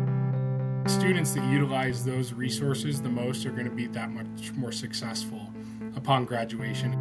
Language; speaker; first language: English; native; English